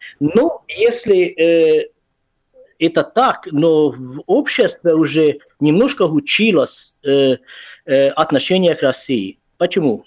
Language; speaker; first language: Russian; non-native, fluent; Hungarian